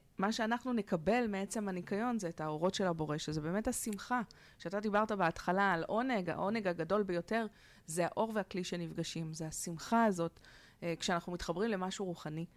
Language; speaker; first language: Hebrew; native; Hebrew